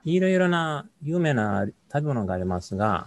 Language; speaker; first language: Japanese; non-native, learner; Greek